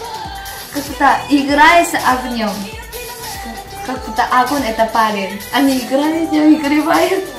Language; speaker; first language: Russian; non-native, learner; Korean